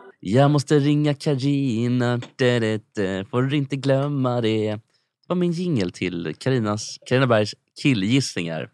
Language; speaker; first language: Swedish; native; Swedish